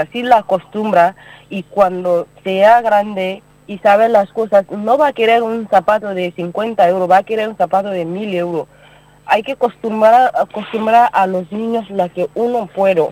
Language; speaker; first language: Spanish; non-native, learner; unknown